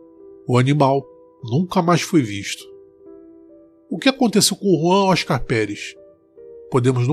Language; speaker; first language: Portuguese; native; Portuguese